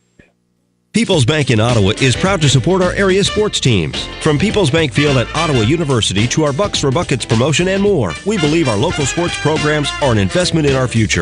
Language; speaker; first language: English; native; English